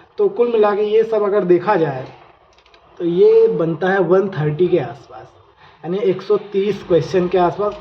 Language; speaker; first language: Hindi; native; Hindi